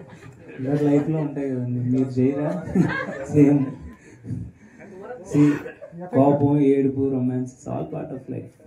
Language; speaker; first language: Telugu; native; Telugu